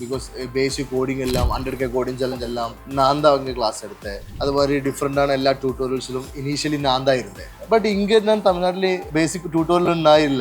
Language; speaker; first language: Tamil; non-native, learner; Malayalam